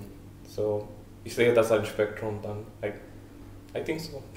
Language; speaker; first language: German; non-native, learner; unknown